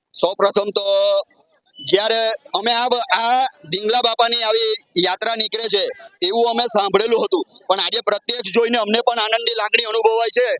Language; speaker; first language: Gujarati; native; Gujarati